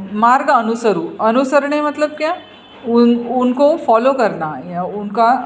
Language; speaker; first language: Hindi; non-native, local second language; Marathi